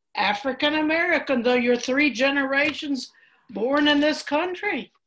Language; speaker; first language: English; native; English